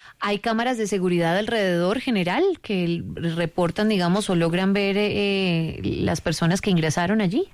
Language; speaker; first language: Spanish; native; Spanish